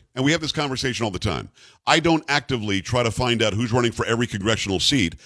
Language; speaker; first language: English; native; English